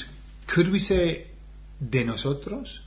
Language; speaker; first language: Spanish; non-native, learner; English